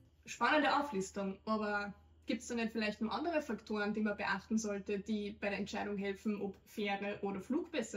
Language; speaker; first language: German; native; German